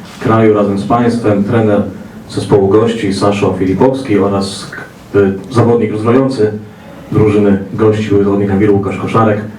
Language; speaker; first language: Polish; native; Polish